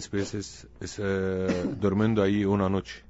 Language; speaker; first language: Spanish; non-native, learner; Arabic